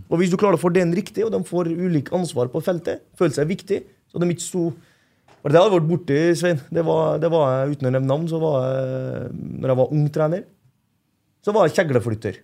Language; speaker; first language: Norwegian; non-native, fluent; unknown